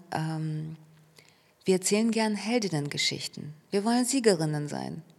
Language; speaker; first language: German; early bilingual, other home language; Russian